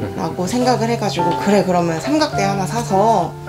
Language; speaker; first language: Korean; native; Korean